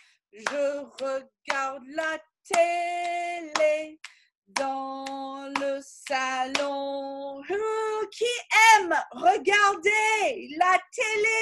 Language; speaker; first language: French; non-native, fluent; English